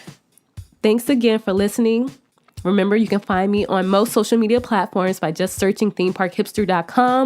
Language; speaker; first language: English; native; English